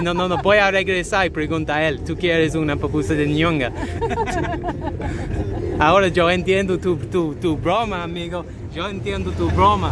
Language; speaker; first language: Spanish; non-native, learner; English